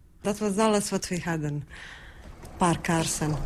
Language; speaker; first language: Dutch; non-native, fluent; Bosnian